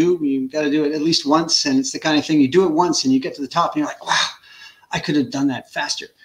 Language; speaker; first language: English; native; English